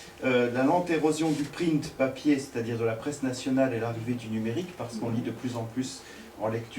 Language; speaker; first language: French; native; French